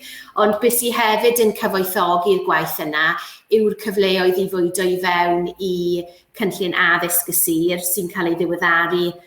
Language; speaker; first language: Welsh; native; Welsh